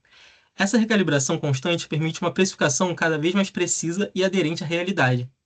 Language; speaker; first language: Portuguese; native; Portuguese